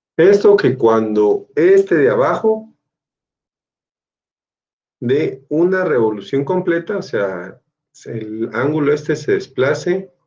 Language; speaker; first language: Spanish; native; Spanish